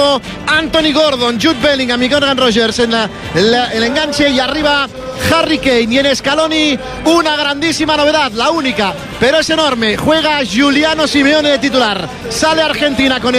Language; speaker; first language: Spanish; native; Spanish